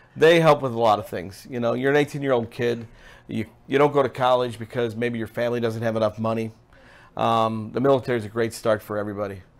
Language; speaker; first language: English; native; English